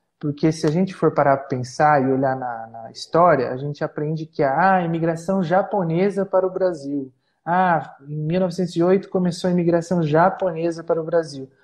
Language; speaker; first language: Portuguese; native; Portuguese